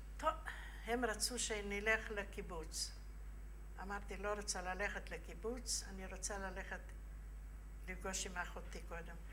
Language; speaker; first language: Hebrew; non-native, fluent; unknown